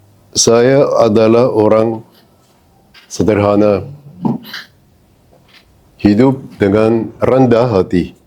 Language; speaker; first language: Indonesian; non-native, fluent; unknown